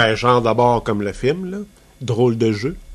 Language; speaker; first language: French; native; French